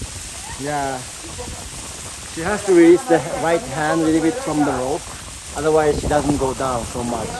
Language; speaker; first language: English; non-native, learner; Japanese